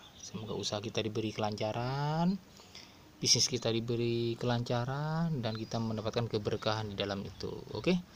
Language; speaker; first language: Indonesian; non-native, local second language; Madurese